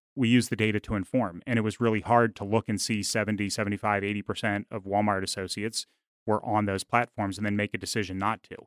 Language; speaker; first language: English; native; English